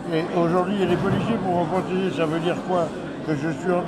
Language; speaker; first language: French; early bilingual, other home language; Yiddish